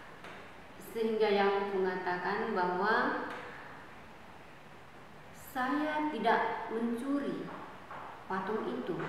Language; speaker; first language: Indonesian; native; Indonesian